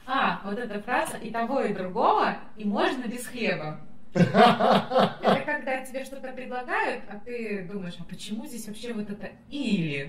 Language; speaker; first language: Russian; native; Russian